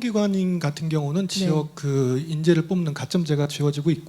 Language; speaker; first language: Korean; native; Korean